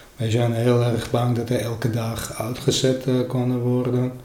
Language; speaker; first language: Dutch; non-native, learner; Armenian